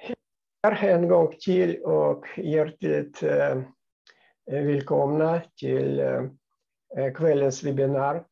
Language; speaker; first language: Swedish; non-native, fluent; Russian